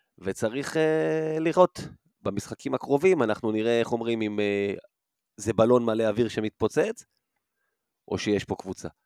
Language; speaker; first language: Hebrew; native; Hebrew